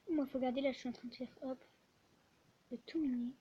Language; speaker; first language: French; native; French